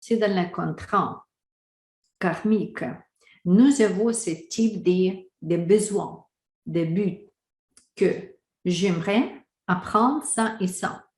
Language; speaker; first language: French; non-native, fluent; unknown